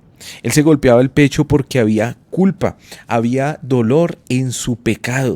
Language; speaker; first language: Spanish; native; Spanish